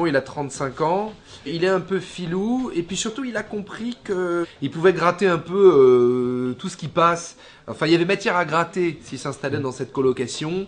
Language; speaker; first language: French; native; French